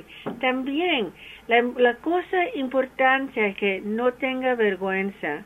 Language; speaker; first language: Spanish; early bilingual, heritage; English